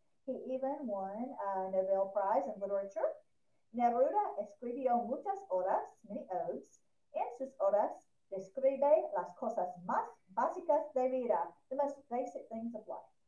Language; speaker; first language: Spanish; non-native, fluent; English